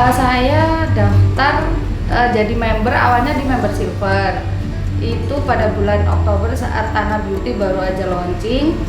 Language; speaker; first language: Indonesian; native; Indonesian